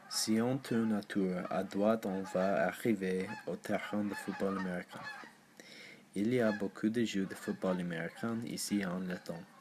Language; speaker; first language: French; non-native, learner; English